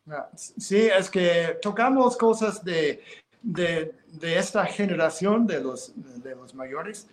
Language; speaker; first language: Spanish; non-native, fluent; English